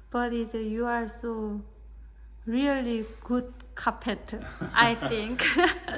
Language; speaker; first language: English; non-native, learner; Korean